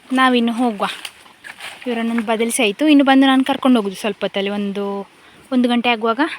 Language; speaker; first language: Kannada; native; Kannada